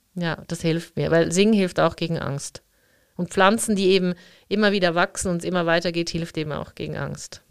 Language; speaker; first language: German; native; German